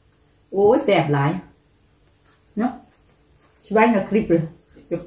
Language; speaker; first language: German; non-native, learner; Thai